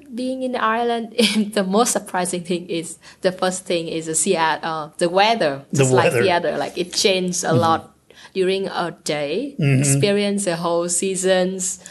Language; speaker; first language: English; non-native, learner; Vietnamese